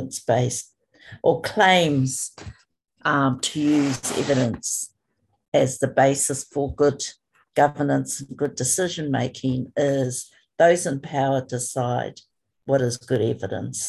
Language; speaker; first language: English; native; English